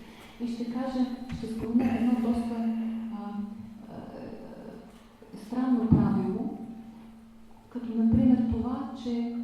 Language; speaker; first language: Bulgarian; native; Bulgarian